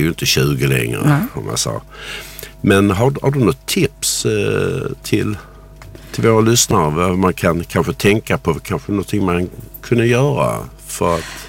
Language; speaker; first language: Swedish; native; Swedish